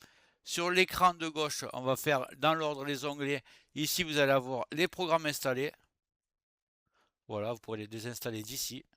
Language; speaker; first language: French; native; French